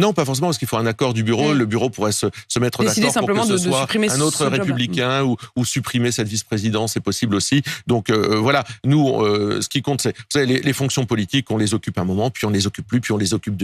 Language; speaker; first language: French; native; French